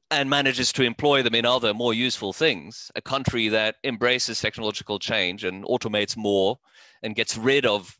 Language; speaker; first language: English; non-native, fluent; Norwegian